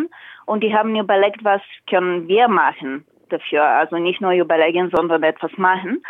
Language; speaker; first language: German; non-native, fluent; Bulgarian